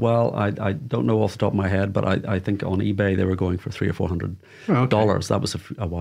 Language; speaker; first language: English; native; English